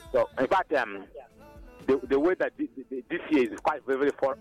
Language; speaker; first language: English; non-native, local second language; Igbo